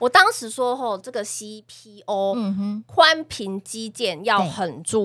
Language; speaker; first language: Chinese; native; Chinese